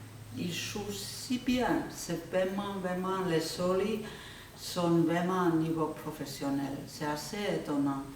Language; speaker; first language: French; non-native, fluent; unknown